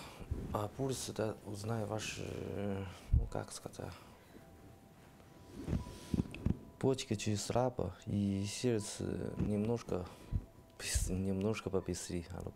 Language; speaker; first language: Russian; non-native, learner; Chinese